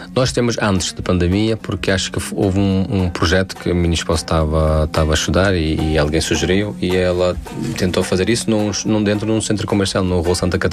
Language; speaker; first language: Portuguese; non-native, fluent; Tajik